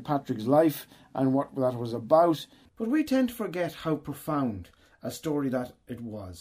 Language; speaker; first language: English; native; English